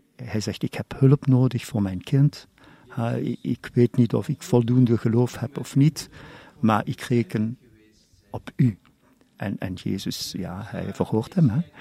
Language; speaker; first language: Dutch; non-native, local second language; German